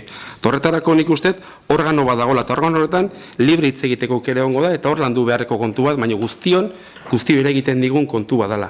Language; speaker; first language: Basque; native; Basque